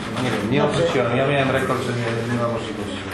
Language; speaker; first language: Polish; native; Polish